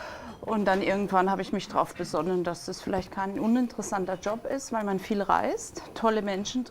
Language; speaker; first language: German; native; German